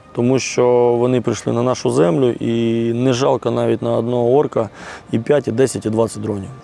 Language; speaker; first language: Ukrainian; native; Ukrainian